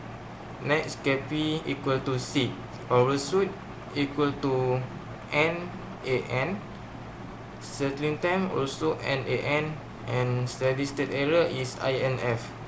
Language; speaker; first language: English; non-native, learner; Malay